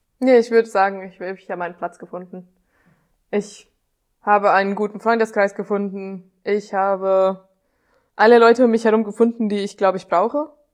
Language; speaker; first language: German; non-native, fluent; Hungarian